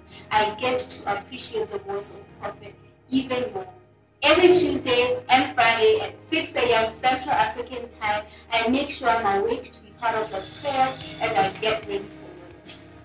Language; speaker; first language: English; non-native, local second language; Tswana